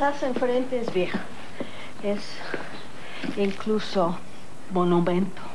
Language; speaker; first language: Spanish; non-native, fluent; English